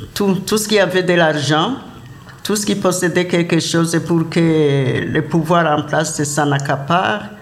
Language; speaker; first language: French; non-native, local second language; Rundi